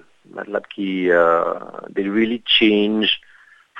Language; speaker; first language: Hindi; non-native, fluent; French